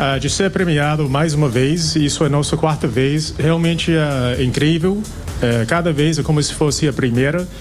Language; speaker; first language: Portuguese; non-native, fluent; English